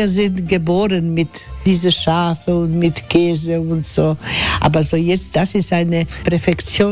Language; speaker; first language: German; non-native, learner; Croatian